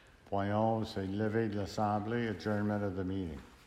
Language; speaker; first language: French; native; French